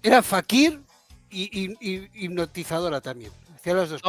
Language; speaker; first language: Spanish; native; Spanish